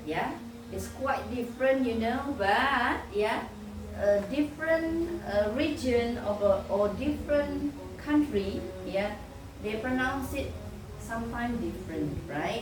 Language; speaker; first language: English; non-native, fluent; Indonesian